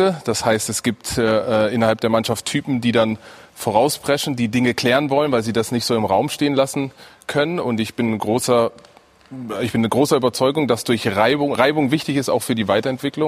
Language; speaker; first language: German; native; German